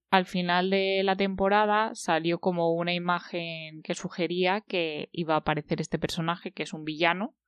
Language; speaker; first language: Spanish; native; Spanish